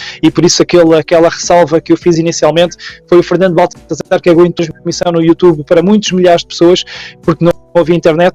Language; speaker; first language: Portuguese; native; Portuguese